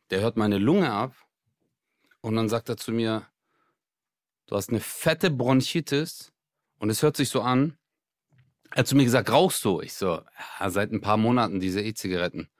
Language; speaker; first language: German; early bilingual, other home language; Turkish